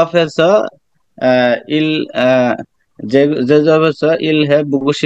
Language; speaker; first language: Korean; non-native, learner; Bangla